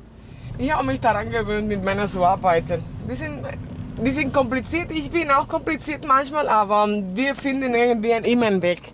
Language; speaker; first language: German; non-native, fluent; Spanish